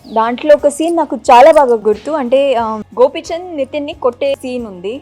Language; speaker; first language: Telugu; non-native, fluent; Marathi